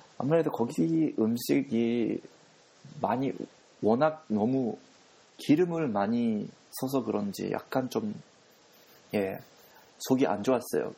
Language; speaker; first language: Korean; non-native, fluent; Japanese